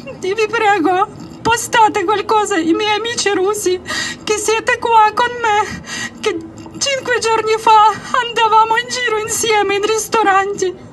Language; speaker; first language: Italian; non-native, learner; Ukrainian